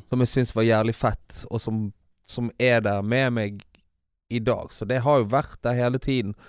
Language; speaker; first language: Norwegian; early bilingual, other home language; Kabuverdianu